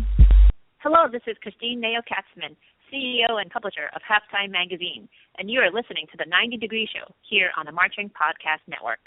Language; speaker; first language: English; native; English